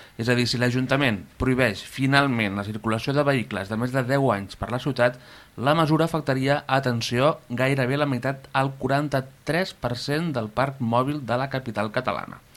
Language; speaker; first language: Catalan; native; Catalan